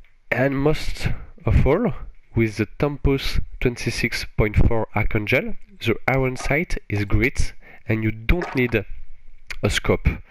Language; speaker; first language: English; non-native, fluent; French